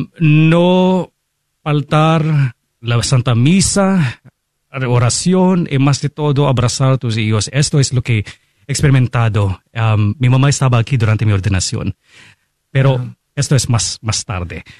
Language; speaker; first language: Spanish; non-native, fluent; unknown